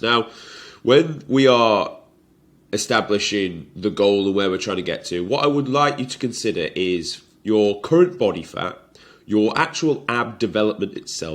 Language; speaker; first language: English; native; English